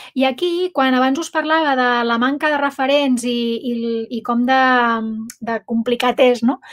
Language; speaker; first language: Catalan; non-native, local second language; Spanish